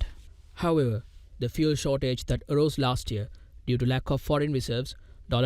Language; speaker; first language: English; non-native, local second language; Sinhala